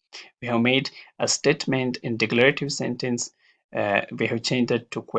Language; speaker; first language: English; non-native, fluent; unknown